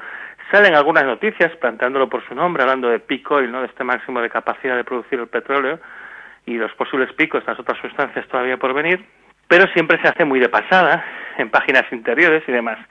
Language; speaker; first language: Spanish; native; Spanish